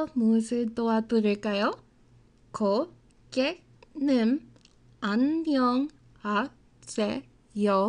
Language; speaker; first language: Korean; non-native, learner; English